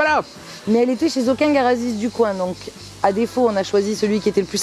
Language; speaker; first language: French; native; French